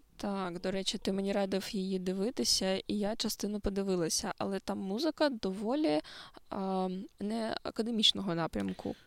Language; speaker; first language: Ukrainian; native; Ukrainian